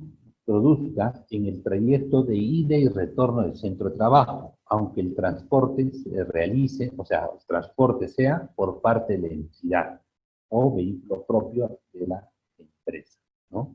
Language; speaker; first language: Spanish; native; Spanish